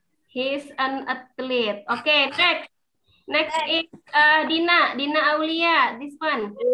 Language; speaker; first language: English; non-native, fluent; Indonesian